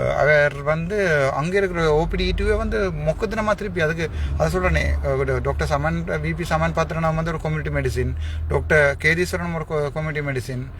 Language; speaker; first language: Tamil; native; Tamil